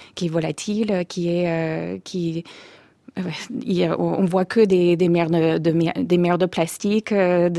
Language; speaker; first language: French; non-native, fluent; English